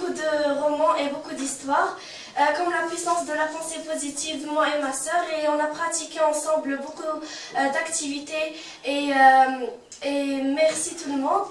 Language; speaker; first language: French; non-native, local second language; Arabic